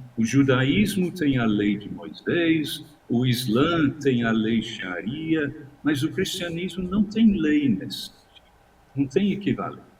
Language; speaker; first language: Portuguese; non-native, fluent; English